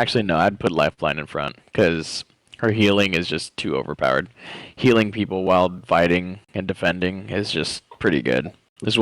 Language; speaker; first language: English; native; English